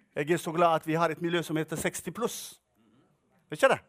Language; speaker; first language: Norwegian; non-native, fluent; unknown